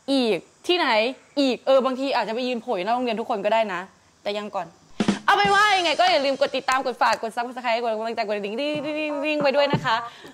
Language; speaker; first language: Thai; native; Thai